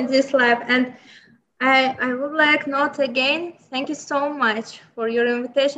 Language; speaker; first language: English; non-native, learner; Azerbaijani